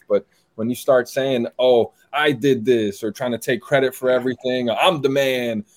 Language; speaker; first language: English; early bilingual, other home language; Portuguese